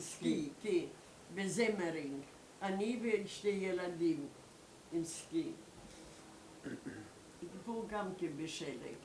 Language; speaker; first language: Hebrew; non-native, learner; German